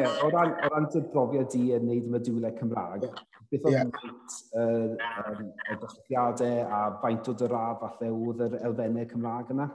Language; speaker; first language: Welsh; native; Welsh